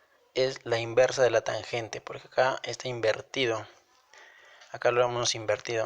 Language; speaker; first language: Spanish; native; Spanish